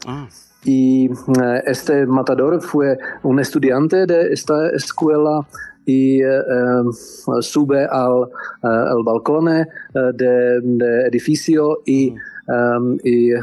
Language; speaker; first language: Spanish; non-native, learner; Czech